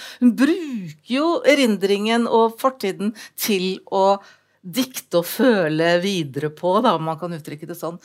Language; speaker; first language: Norwegian; native; Norwegian